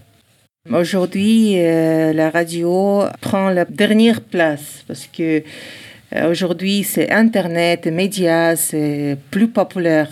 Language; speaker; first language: French; non-native, learner; Ingush